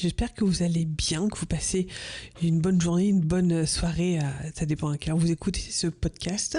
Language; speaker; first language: French; native; French